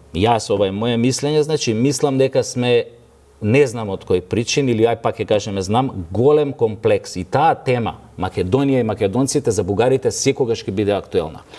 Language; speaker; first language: Macedonian; native; Macedonian